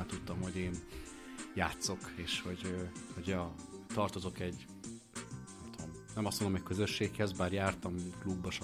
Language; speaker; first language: Hungarian; native; Hungarian